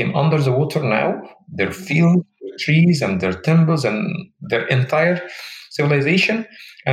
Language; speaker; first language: English; non-native, fluent; Arabic